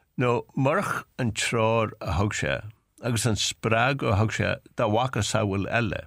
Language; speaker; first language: Irish; native; Irish